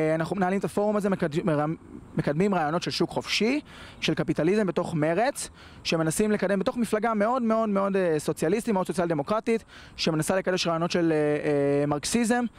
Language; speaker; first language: Hebrew; native; Hebrew